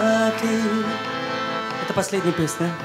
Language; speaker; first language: Russian; non-native, learner; Hindi